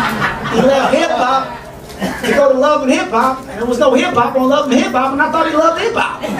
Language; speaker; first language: English; native; English